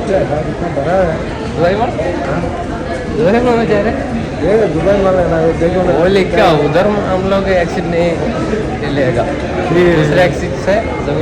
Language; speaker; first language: Hindi; non-native, local second language; Malayalam